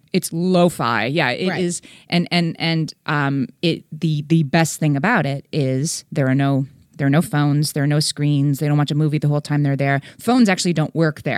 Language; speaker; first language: English; native; English